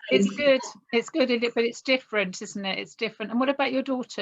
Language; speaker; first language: English; native; English